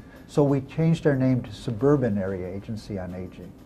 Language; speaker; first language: English; native; English